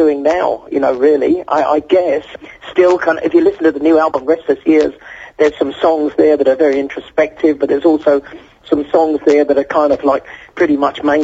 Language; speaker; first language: English; native; English